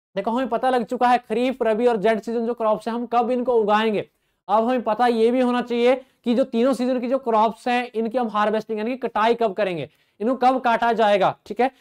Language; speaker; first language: Hindi; native; Hindi